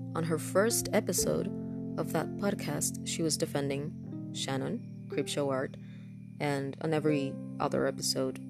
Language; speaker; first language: English; non-native, fluent; Spanish